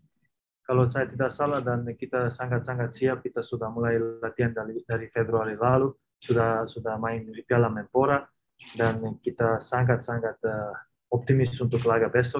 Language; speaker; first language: Indonesian; non-native, fluent; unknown